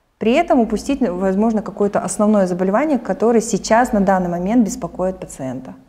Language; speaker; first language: Russian; native; Russian